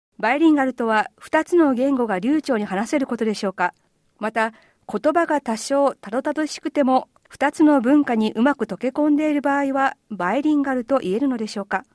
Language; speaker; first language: Japanese; native; Japanese